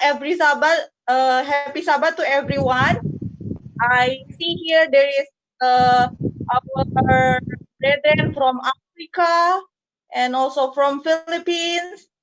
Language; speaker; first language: English; non-native, fluent; Indonesian